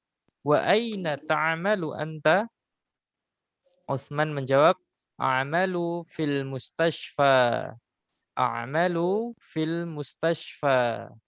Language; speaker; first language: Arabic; non-native, fluent; Indonesian